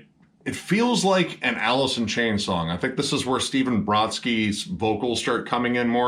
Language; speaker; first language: English; native; English